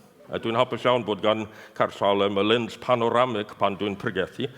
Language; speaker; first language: Welsh; non-native, fluent; English